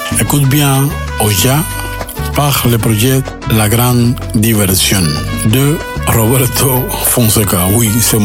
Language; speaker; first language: French; non-native, learner; Spanish